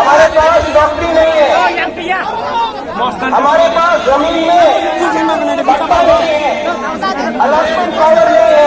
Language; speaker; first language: Hindi; non-native, local second language; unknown